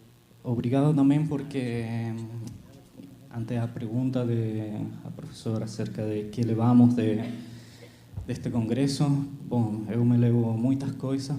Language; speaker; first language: Portuguese; non-native, fluent; Spanish